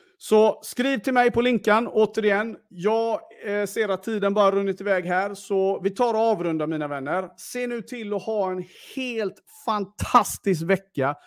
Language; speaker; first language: Swedish; early bilingual, other home language; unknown